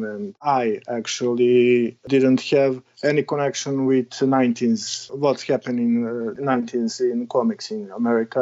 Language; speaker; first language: English; non-native, learner; Serbian